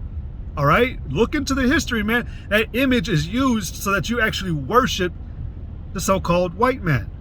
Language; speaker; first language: English; native; English